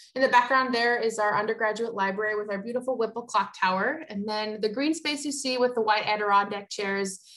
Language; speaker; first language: English; native; English